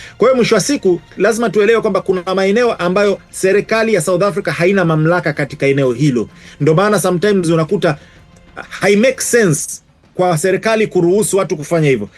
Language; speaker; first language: Swahili; native; Swahili